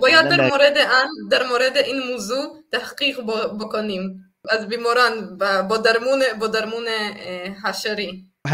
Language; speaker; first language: Persian; non-native, fluent; Hebrew